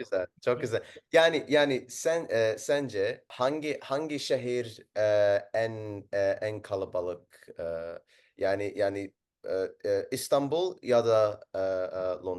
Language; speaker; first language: Turkish; non-native, learner; Arabic